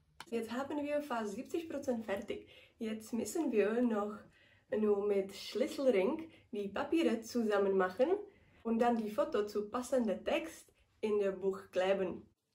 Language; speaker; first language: German; non-native, learner; Czech